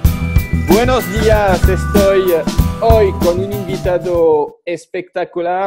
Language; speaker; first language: Spanish; non-native, fluent; French